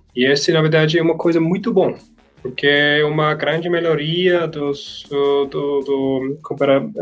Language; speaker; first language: Portuguese; non-native, learner; German